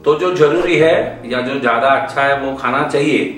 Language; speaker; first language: Hindi; non-native, local second language; Marathi